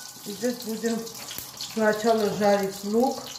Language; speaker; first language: Russian; non-native, fluent; Armenian